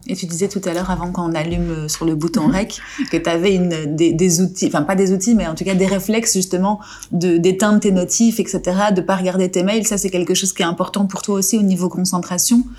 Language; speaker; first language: French; native; French